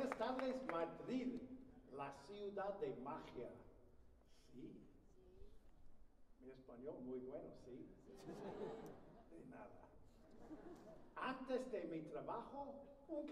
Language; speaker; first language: Spanish; non-native, learner; English